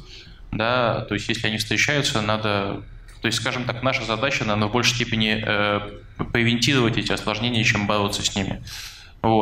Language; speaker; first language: Russian; native; Russian